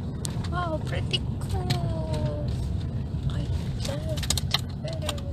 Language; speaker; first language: English; non-native, learner; Indonesian